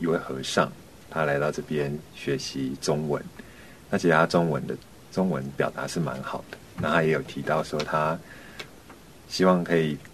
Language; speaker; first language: Chinese; native; Chinese